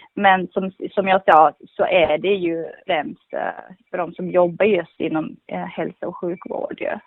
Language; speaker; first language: Swedish; early bilingual, other home language; Kurdish